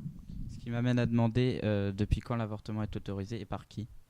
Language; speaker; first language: French; native; French